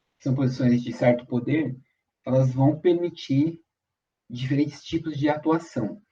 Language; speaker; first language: Portuguese; native; Portuguese